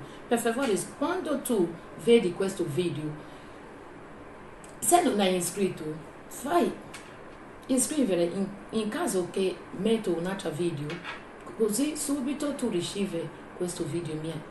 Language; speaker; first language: Italian; non-native, learner; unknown